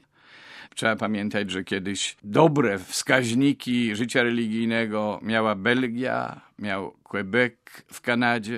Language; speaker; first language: Polish; native; Polish